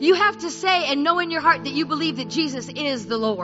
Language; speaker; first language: English; native; English